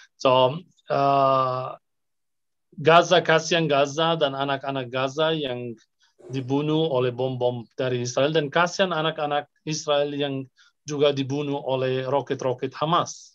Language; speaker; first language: Indonesian; non-native, fluent; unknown